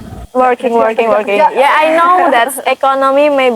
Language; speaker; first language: English; non-native, learner; Indonesian